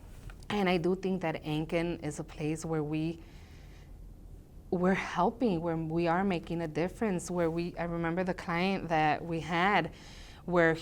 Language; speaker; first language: English; early bilingual, other home language; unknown